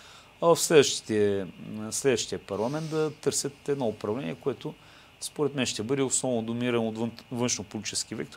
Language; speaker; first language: Bulgarian; native; Bulgarian